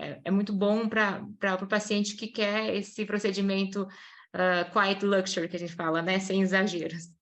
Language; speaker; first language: Portuguese; native; Portuguese